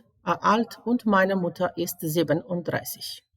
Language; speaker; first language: German; non-native, fluent; Macedonian